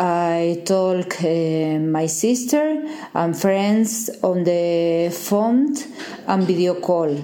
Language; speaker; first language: English; non-native, learner; Spanish